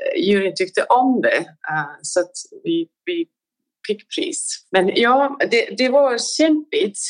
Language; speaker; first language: Swedish; native; Swedish